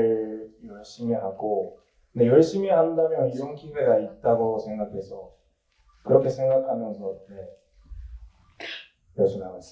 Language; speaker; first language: Korean; non-native, learner; Japanese